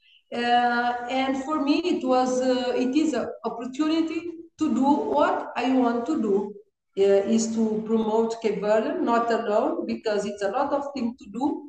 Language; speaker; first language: English; non-native, learner; Kabuverdianu